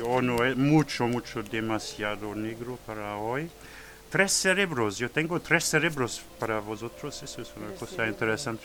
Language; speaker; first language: Spanish; non-native, learner; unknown